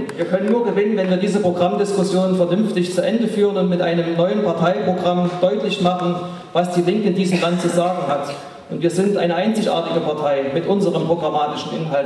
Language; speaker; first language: German; native; German